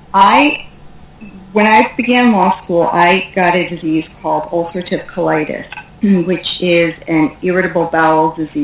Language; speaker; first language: English; native; English